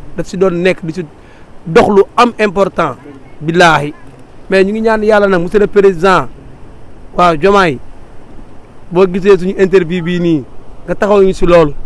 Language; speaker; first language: Wolof; native; Wolof